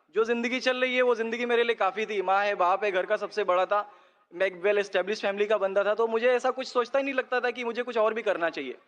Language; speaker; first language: Hindi; native; Hindi